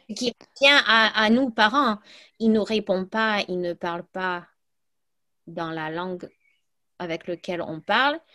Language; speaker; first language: French; early bilingual, other home language; English